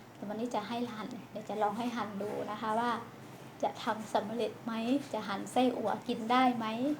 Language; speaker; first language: Thai; native; Thai